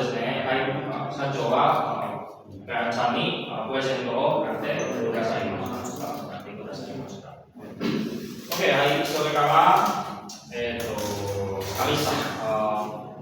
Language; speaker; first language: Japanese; non-native, fluent; Indonesian